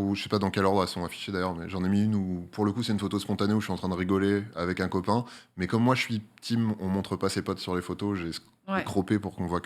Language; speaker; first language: French; native; French